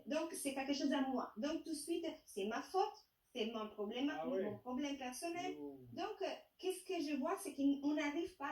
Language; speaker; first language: French; non-native, fluent; Italian